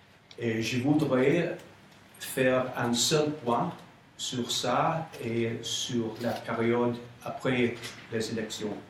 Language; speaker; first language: French; non-native, fluent; English